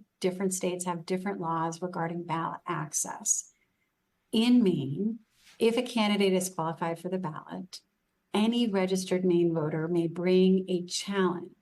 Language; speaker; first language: English; native; English